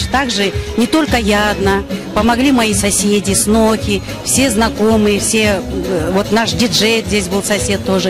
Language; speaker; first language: Russian; native; Russian